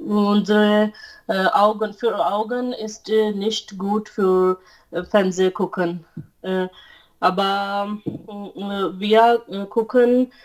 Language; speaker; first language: German; non-native, learner; Urdu